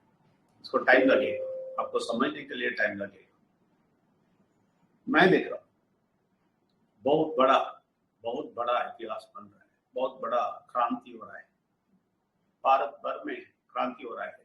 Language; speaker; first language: Hindi; non-native, local second language; Telugu